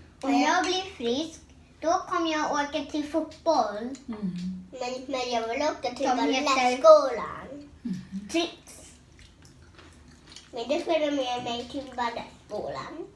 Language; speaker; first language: Swedish; early bilingual, other home language; Thai